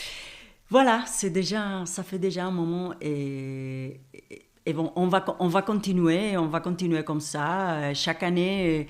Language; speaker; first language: French; non-native, fluent; Spanish